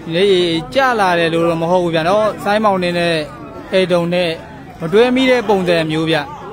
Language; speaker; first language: Burmese; native; Burmese